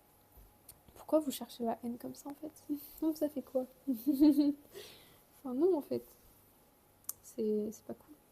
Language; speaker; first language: French; native; French